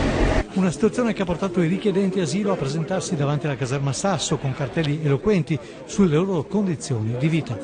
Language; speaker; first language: Italian; native; Italian